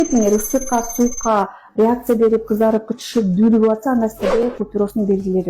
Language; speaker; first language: Kyrgyz; native; Kyrgyz